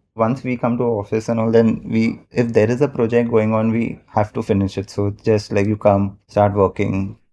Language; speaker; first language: English; non-native, local second language; Marathi